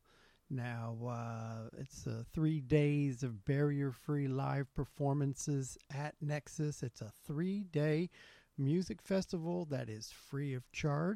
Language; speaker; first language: English; native; English